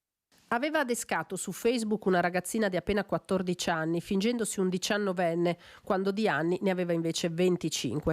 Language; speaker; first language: Italian; native; Italian